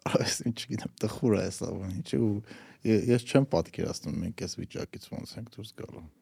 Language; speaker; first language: Armenian; native; Armenian